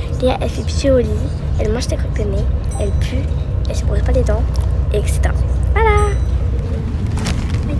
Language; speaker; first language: French; native; French